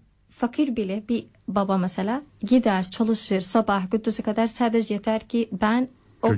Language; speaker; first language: Turkish; non-native, learner; Arabic